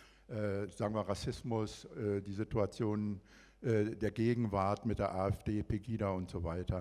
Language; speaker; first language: German; native; German